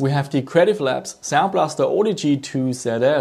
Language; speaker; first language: English; non-native, fluent; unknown